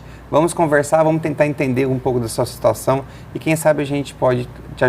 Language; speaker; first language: Portuguese; native; Portuguese